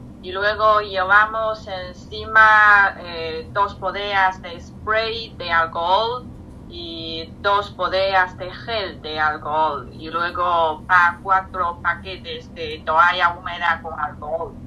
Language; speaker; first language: Spanish; non-native, fluent; Chinese